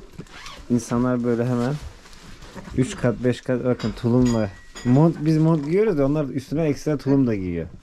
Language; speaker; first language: Turkish; native; Turkish